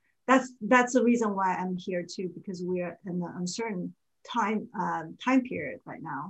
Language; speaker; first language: English; non-native, fluent; Chinese